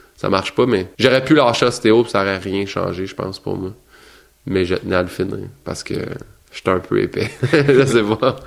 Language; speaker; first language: French; native; French